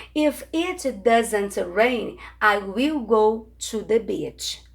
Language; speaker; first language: English; non-native, fluent; Portuguese